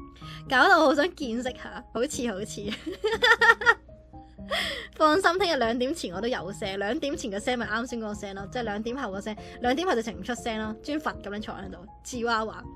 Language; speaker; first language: Cantonese; native; Cantonese